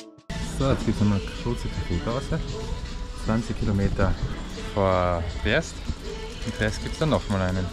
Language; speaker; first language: German; native; German